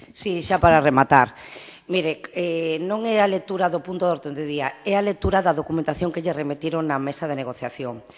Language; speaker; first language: Galician; non-native, local second language; Spanish